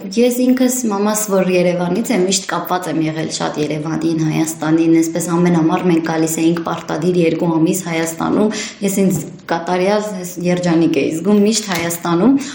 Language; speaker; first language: Armenian; early bilingual, heritage; Armenian